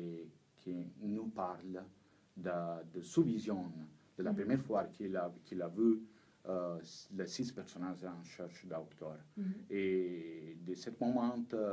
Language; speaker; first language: French; non-native, learner; Italian